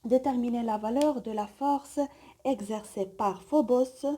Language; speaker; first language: French; non-native, local second language; Arabic